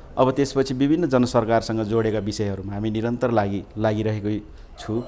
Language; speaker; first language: Nepali; non-native, local second language; Eastern Tamang